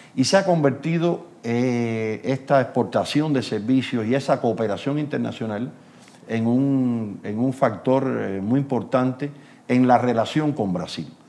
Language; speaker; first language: Spanish; native; Spanish